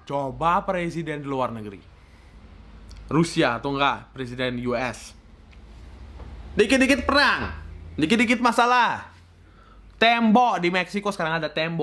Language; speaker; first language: Indonesian; early bilingual, other home language; Russian